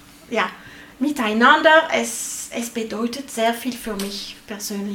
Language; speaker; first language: German; non-native, learner; French